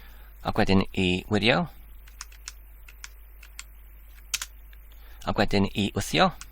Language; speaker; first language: Welsh; non-native, learner; Polish